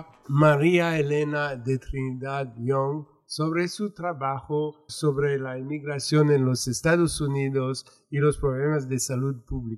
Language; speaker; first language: Spanish; non-native, fluent; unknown